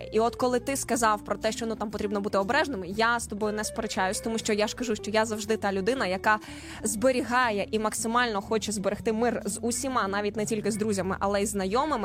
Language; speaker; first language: Ukrainian; native; Ukrainian